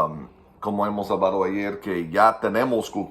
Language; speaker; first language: Spanish; non-native, fluent; English